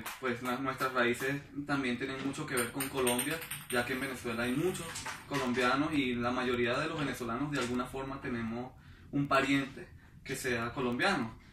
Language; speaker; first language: Spanish; native; Spanish